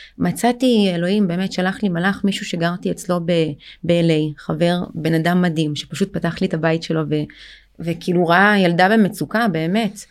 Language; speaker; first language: Hebrew; early bilingual, other home language; Russian